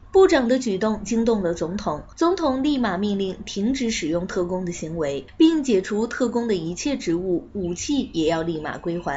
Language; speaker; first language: Chinese; native; Chinese